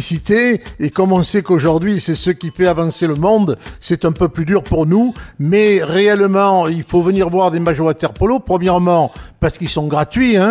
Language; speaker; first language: French; native; French